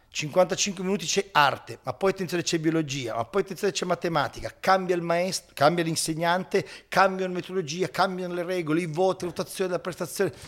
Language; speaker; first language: Italian; native; Italian